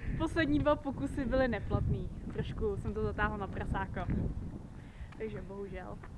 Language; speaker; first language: Czech; early bilingual, other home language; Vietnamese